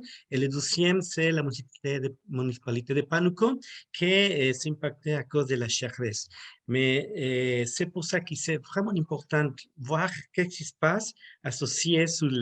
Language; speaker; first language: French; non-native, learner; Spanish